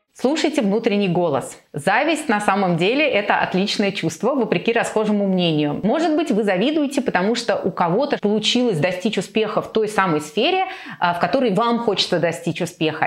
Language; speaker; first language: Russian; native; Russian